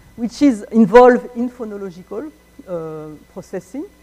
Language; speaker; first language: English; non-native, fluent; French